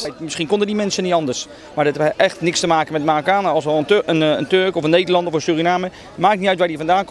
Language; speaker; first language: Dutch; native; Dutch